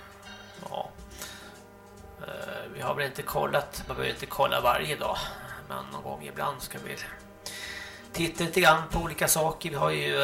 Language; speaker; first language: Swedish; native; Swedish